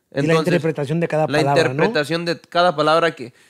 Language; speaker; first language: Spanish; early bilingual, heritage; Spanish